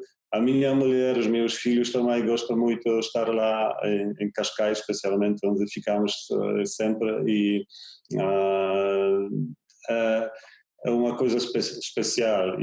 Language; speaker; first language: Portuguese; non-native, fluent; Polish